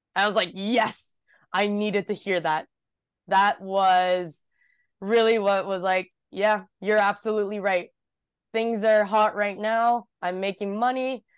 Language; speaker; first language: English; early bilingual, other home language; Japanese